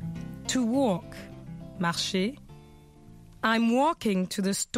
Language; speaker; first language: English; non-native, fluent; French